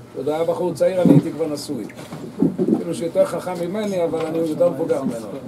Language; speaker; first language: Hebrew; early bilingual, other home language; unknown